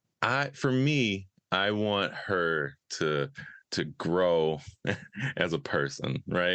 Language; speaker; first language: English; native; English